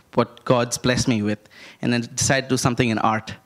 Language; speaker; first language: English; non-native, local second language; Malayalam